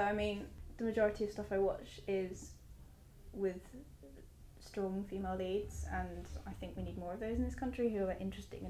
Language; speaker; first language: English; native; English